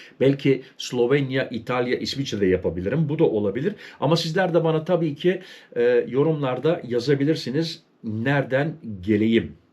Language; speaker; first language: Turkish; native; Turkish